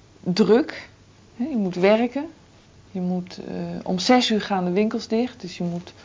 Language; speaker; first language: Dutch; native; Dutch